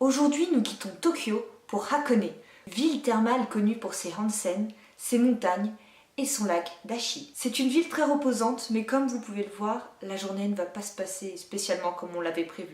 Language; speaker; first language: French; native; French